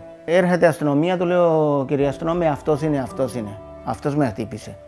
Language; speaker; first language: Greek; non-native, fluent; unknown